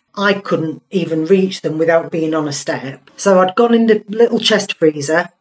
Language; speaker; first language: English; native; English